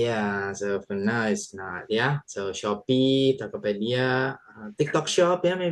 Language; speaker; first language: English; non-native, local second language; Indonesian